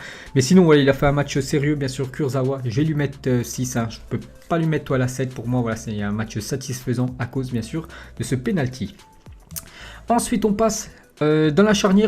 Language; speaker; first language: French; native; French